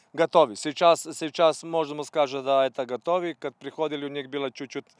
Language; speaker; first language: Russian; non-native, learner; Serbian